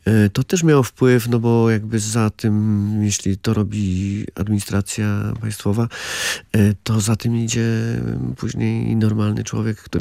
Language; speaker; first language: Polish; native; Polish